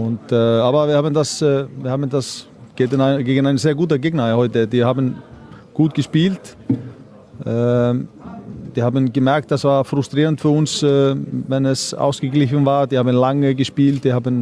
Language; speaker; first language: German; non-native, fluent; Icelandic